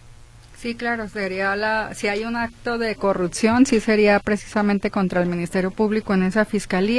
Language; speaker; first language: Spanish; native; Spanish